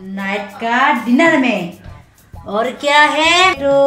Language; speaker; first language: Hindi; non-native, local second language; Assamese